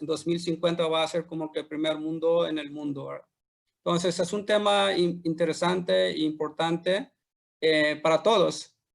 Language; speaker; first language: Spanish; non-native, fluent; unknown